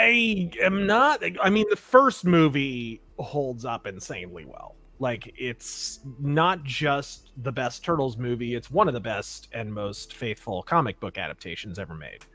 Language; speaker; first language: English; native; English